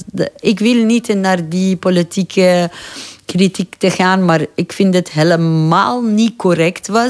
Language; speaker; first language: Dutch; non-native, fluent; Persian